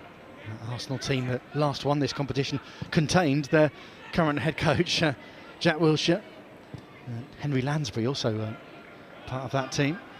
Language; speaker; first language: English; native; English